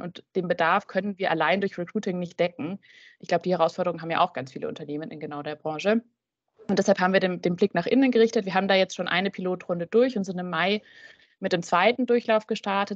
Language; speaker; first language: German; native; German